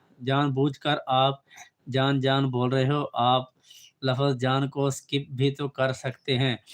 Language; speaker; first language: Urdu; non-native, local second language; Punjabi